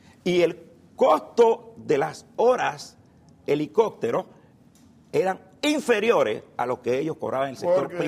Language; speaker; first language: Spanish; native; Spanish